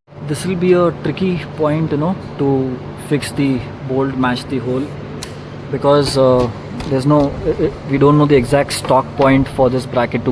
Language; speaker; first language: English; non-native, local second language; Hindi